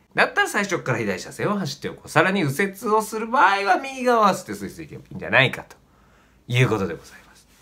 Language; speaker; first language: Japanese; native; Japanese